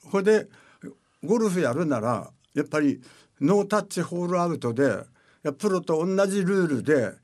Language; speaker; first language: Japanese; native; Japanese